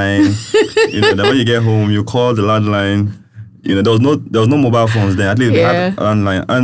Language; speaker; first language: English; non-native, local second language; Yoruba